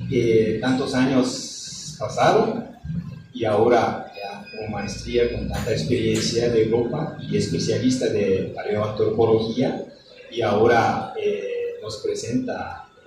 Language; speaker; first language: Spanish; non-native, fluent; Japanese